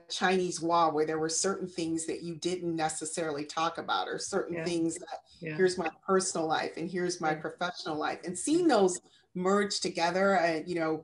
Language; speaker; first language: English; native; English